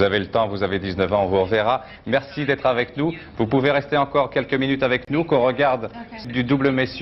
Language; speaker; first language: French; native; French